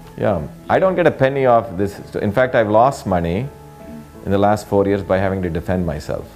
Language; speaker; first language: English; early bilingual, other home language; Tamil